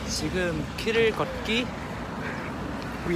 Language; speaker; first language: Korean; non-native, learner; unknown